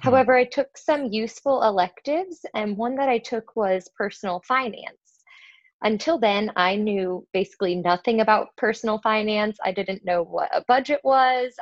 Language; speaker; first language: English; native; English